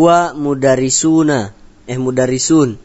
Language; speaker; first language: Arabic; non-native, learner; Indonesian